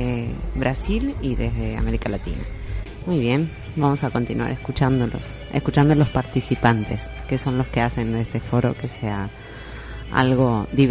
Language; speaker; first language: Spanish; native; Spanish